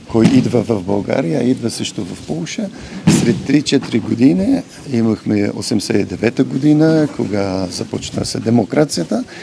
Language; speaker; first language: Bulgarian; non-native, learner; Polish